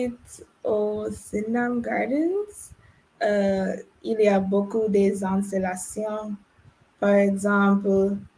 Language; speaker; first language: French; non-native, learner; English